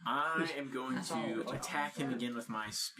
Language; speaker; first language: English; native; English